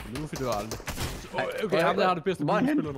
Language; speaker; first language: Danish; native; Danish